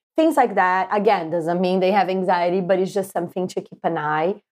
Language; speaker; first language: English; non-native, fluent; Portuguese